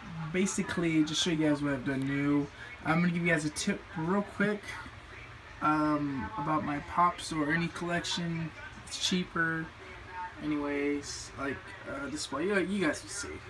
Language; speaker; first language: English; native; English